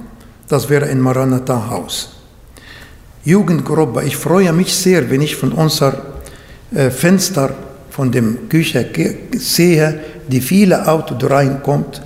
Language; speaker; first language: German; non-native, fluent; Arabic